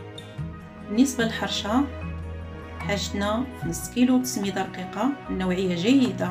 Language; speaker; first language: Arabic; native; Arabic